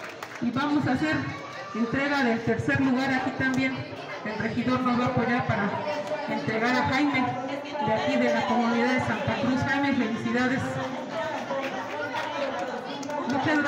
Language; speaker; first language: Spanish; native; Spanish